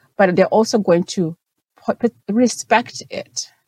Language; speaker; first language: English; non-native, local second language; Shona